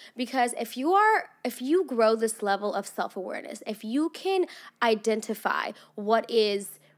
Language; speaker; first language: English; non-native, fluent; Russian